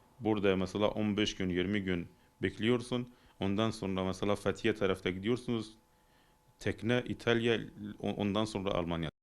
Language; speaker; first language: Turkish; non-native, learner; Persian